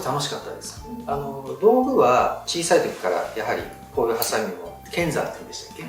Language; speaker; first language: Japanese; native; Japanese